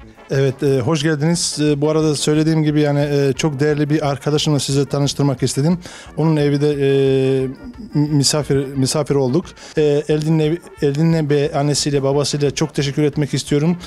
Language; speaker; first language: Turkish; non-native, fluent; Bosnian